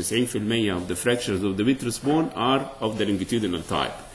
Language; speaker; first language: English; non-native, fluent; Arabic